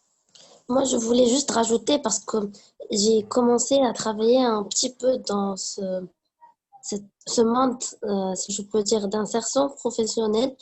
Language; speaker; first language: French; non-native, local second language; Arabic